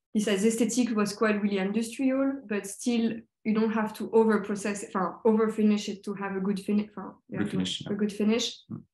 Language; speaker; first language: English; non-native, fluent; French